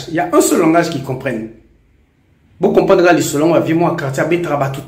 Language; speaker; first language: French; non-native, local second language; Lingala